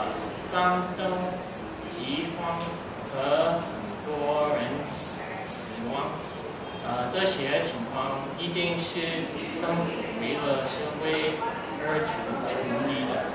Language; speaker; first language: Chinese; non-native, learner; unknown